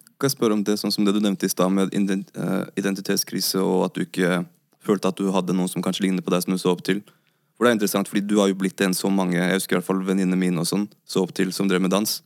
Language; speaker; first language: Norwegian; early bilingual, other home language; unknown